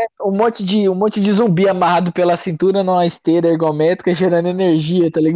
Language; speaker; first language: Portuguese; native; Portuguese